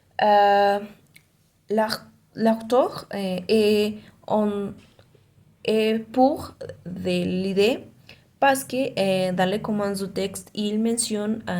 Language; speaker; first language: French; non-native, learner; Spanish